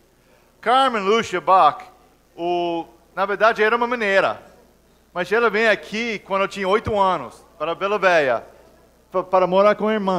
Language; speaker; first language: Portuguese; non-native, fluent; English